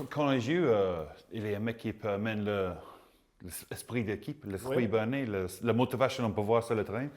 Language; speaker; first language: French; non-native, learner; English